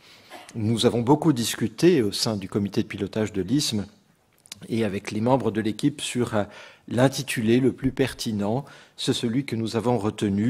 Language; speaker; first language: French; native; French